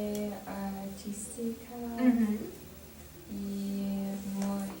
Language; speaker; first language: Spanish; non-native, learner; English